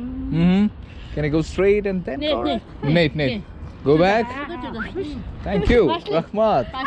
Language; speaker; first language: English; non-native, local second language; Malayalam